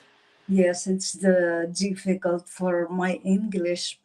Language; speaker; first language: English; non-native, learner; Russian